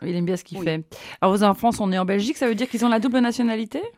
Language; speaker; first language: French; native; French